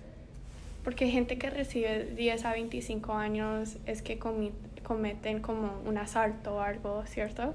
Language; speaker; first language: Spanish; early bilingual, heritage; Spanish